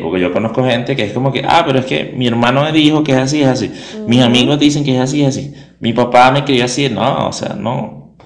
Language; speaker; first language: Spanish; native; Spanish